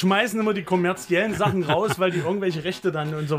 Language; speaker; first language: German; native; German